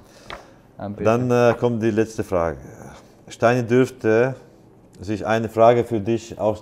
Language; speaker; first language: German; non-native, fluent; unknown